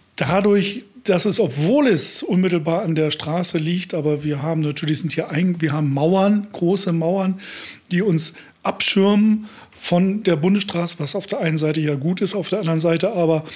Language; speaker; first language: German; native; German